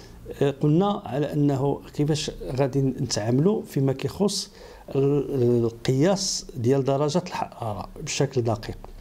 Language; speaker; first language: Arabic; native; Arabic